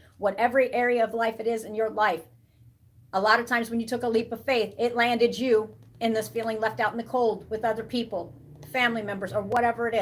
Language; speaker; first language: English; native; English